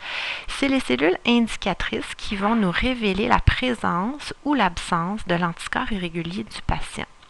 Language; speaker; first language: French; native; French